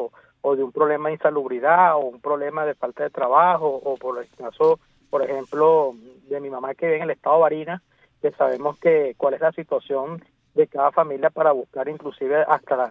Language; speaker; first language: Spanish; native; Spanish